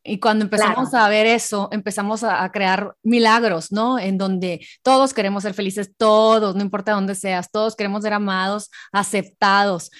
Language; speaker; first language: Spanish; native; Spanish